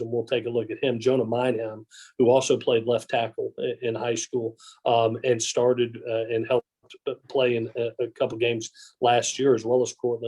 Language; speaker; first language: English; native; English